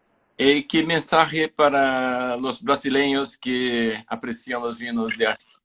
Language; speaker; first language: Spanish; non-native, fluent; Portuguese